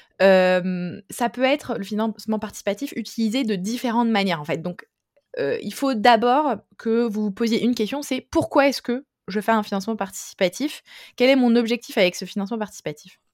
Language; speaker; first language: French; native; French